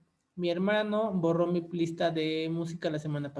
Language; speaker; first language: Spanish; native; Spanish